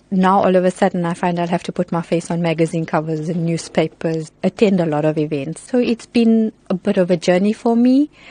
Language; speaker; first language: English; native; English